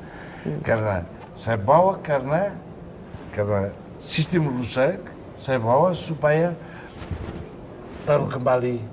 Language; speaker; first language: Indonesian; non-native, fluent; Tetum